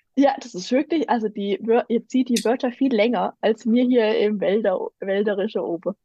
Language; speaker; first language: German; native; German